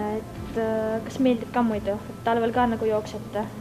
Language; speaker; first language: Estonian; non-native, local second language; Russian